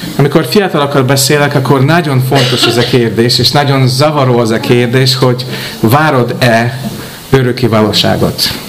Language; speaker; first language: Hungarian; non-native, fluent; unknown